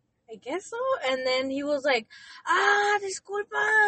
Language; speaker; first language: English; early bilingual, other home language; Spanish